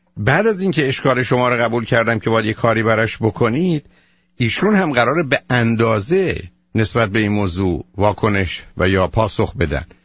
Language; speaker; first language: Persian; native; Persian